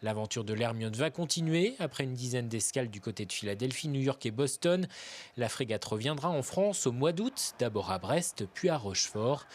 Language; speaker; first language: French; native; French